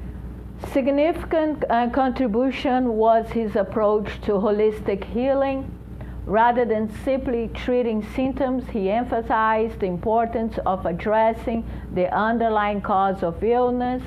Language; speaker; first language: English; non-native, fluent; Portuguese